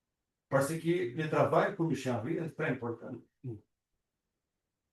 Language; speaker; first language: French; non-native, learner; Portuguese